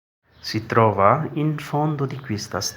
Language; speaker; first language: Italian; non-native, learner; Urdu